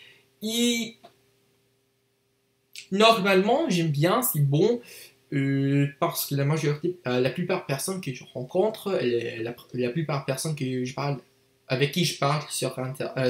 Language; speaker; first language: French; non-native, learner; English